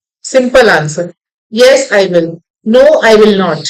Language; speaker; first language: English; non-native, local second language; Hindi